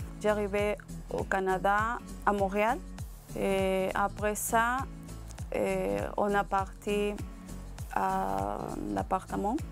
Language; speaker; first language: French; non-native, learner; Spanish